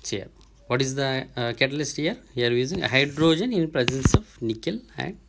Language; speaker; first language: English; non-native, local second language; Telugu